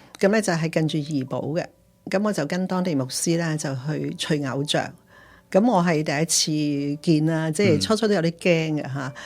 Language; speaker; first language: Cantonese; native; Cantonese